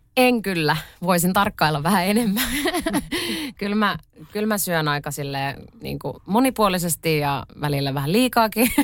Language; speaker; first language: Finnish; early bilingual, other home language; Russian